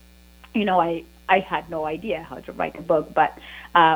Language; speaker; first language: English; non-native, local second language; Ganda